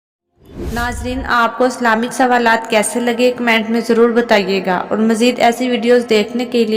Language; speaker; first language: Urdu; native; Urdu